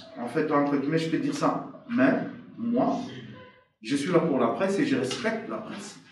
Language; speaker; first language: French; non-native, local second language; Lingala